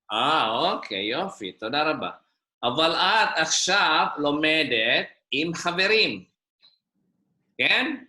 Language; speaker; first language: Hebrew; non-native, fluent; Indonesian